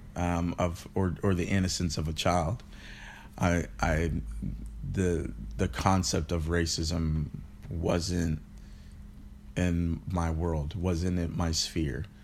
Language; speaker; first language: English; early bilingual, other home language; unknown